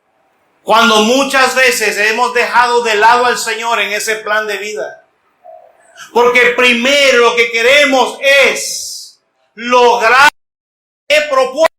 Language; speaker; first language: Spanish; native; Spanish